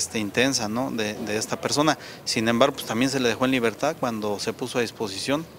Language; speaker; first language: Spanish; native; Spanish